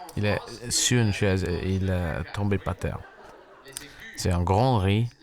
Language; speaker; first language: French; non-native, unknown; English